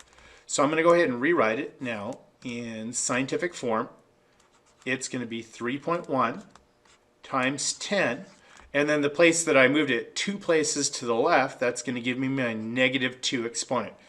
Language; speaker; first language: English; native; English